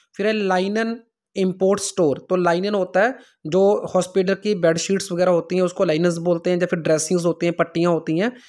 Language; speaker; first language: Hindi; non-native, local second language; Punjabi